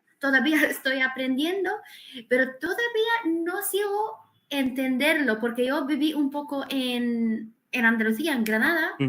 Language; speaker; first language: Spanish; non-native, fluent; Arabic